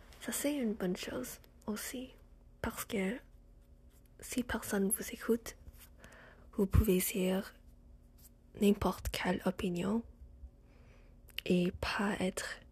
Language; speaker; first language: French; non-native, learner; English